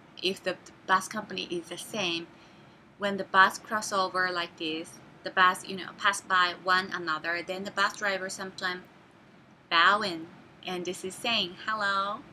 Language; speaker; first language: English; non-native, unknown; Japanese